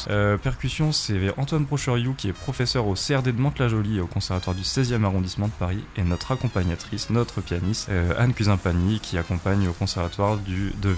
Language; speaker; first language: French; native; French